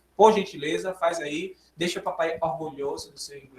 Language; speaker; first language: Portuguese; native; Portuguese